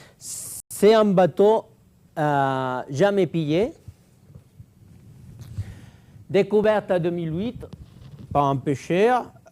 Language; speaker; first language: French; non-native, fluent; Catalan